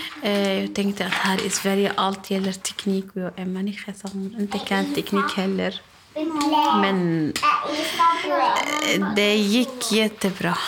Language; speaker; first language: Swedish; non-native, learner; Arabic